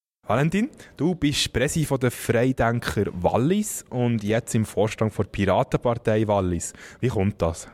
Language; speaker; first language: German; native; German